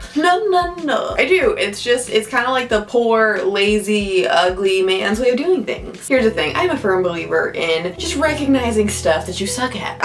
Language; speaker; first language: English; native; English